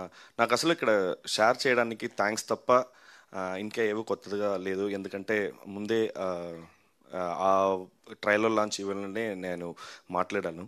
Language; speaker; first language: Telugu; non-native, learner; Tamil